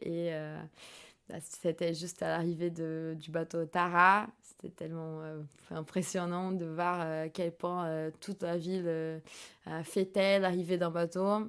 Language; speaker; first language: French; non-native, fluent; Portuguese